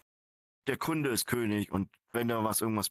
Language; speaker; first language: German; non-native, fluent; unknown